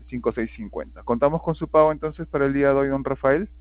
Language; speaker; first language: Spanish; native; Spanish